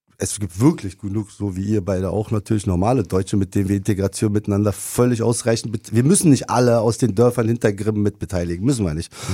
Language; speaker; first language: German; non-native, fluent; Turkish